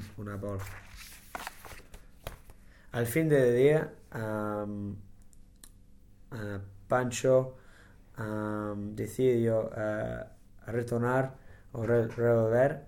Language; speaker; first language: Spanish; non-native, learner; English